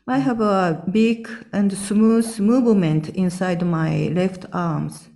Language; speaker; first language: English; non-native, learner; Japanese